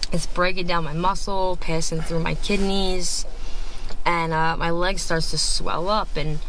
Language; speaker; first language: English; native; English